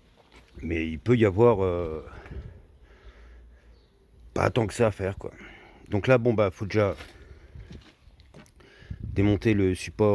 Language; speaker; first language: French; native; French